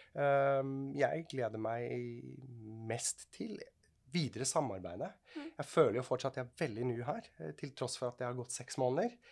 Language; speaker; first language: Norwegian; non-native, fluent; Swiss German